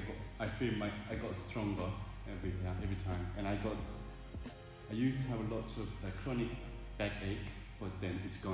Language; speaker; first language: English; non-native, fluent; Korean